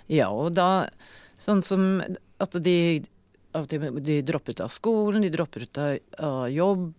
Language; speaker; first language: Norwegian; native; Norwegian